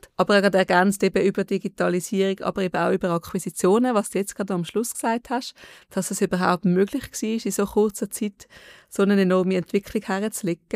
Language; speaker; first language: German; native; German